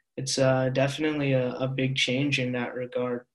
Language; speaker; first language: English; native; English